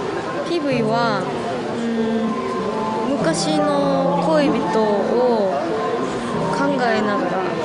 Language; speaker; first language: Japanese; non-native, fluent; Korean